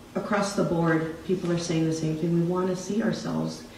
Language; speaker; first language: English; native; English